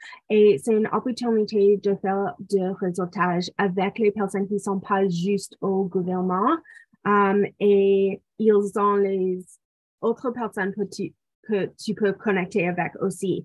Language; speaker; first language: French; non-native, local second language; English